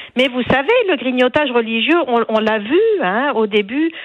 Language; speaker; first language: French; non-native, local second language; Arabic